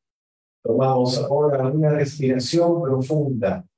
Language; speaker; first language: Spanish; native; Spanish